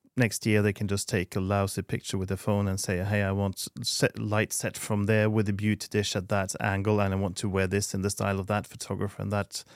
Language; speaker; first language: English; non-native, fluent; Norwegian